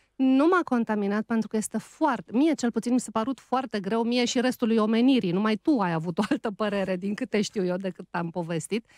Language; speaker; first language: Romanian; native; Romanian